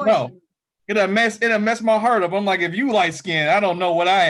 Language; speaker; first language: English; native; English